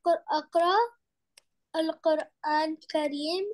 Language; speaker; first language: Arabic; non-native, learner; Urdu